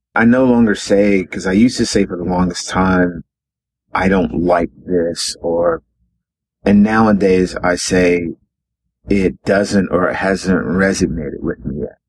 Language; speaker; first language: English; native; English